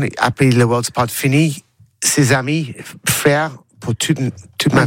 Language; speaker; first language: French; non-native, learner; English